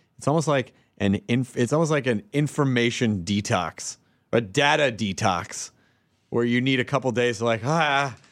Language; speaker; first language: English; native; English